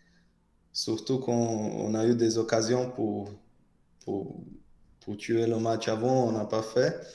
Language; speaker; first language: French; non-native, fluent; Portuguese